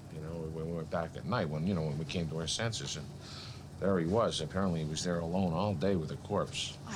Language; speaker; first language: English; native; English